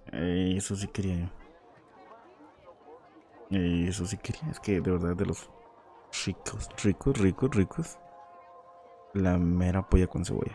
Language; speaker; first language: Spanish; native; Spanish